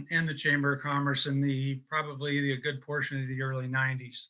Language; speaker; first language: English; native; English